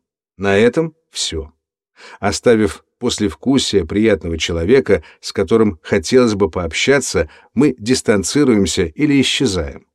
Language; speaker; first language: Russian; native; Russian